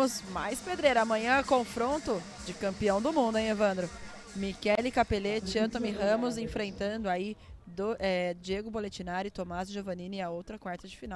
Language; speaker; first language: Portuguese; native; Portuguese